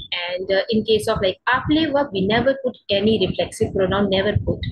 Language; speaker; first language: English; non-native, local second language; Hindi